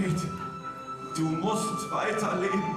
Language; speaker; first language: German; native; German